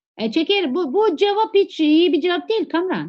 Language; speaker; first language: Turkish; native; Turkish